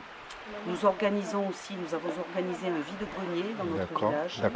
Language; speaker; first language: French; native; French